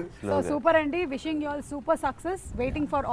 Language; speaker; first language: Telugu; native; Telugu